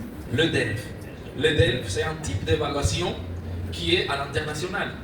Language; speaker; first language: French; non-native, fluent; Spanish